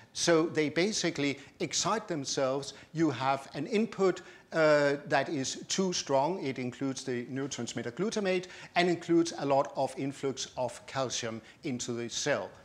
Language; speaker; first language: English; non-native, fluent; Danish